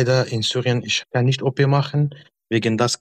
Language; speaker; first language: German; non-native, learner; Kurdish